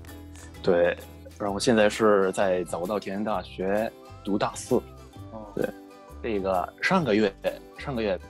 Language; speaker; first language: Chinese; non-native, fluent; Japanese